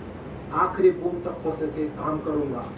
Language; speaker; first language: Hindi; non-native, local second language; Telugu